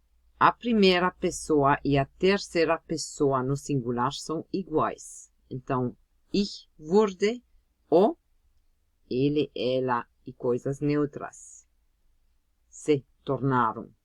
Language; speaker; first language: Portuguese; non-native, fluent; German